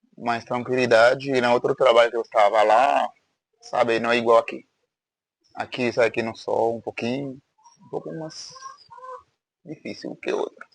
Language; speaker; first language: Portuguese; non-native, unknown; Haitian Creole